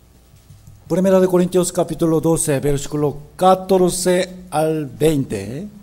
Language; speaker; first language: Spanish; non-native, fluent; Korean